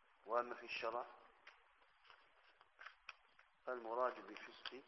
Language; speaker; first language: Arabic; native; Arabic